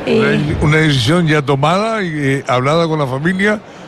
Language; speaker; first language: Spanish; native; Spanish